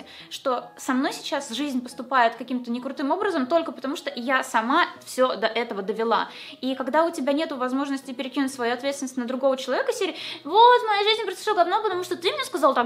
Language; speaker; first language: Russian; native; Russian